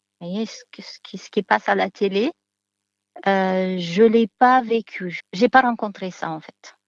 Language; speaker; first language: French; non-native, fluent; Romanian